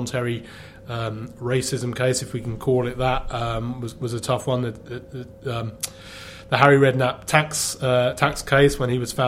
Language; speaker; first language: English; native; English